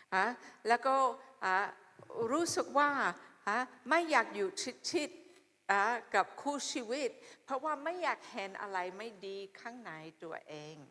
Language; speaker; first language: Thai; non-native, fluent; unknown